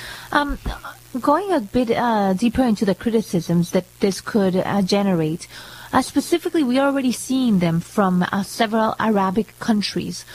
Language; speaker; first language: English; non-native, fluent; Spanish